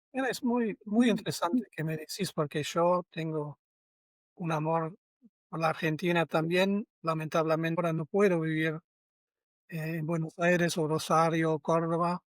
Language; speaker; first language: Spanish; non-native, fluent; German